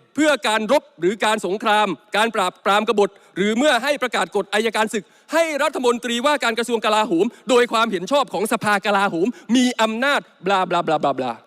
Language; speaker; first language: Thai; native; Thai